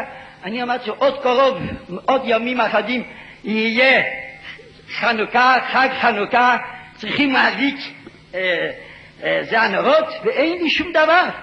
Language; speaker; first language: Hebrew; non-native, fluent; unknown